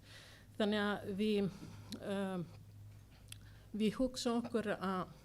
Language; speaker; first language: Icelandic; non-native, learner; Italian